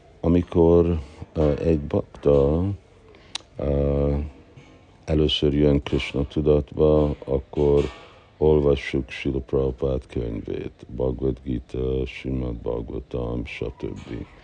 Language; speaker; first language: Hungarian; early bilingual, heritage; Hungarian